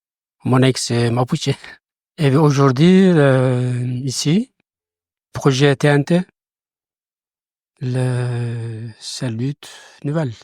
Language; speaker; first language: French; non-native, learner; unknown